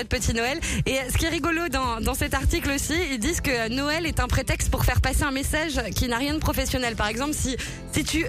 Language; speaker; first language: French; native; French